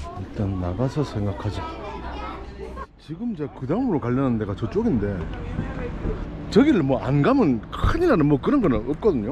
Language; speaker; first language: Korean; native; Korean